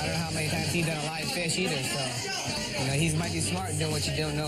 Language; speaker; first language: English; native; English